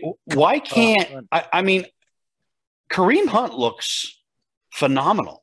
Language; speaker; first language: English; native; English